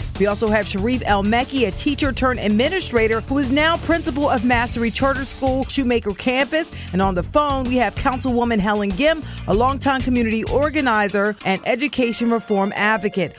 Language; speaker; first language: English; native; English